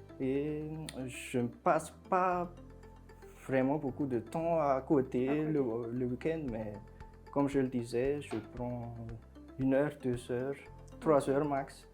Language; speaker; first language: French; non-native, local second language; Malagasy